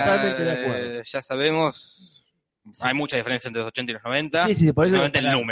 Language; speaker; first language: Spanish; native; Spanish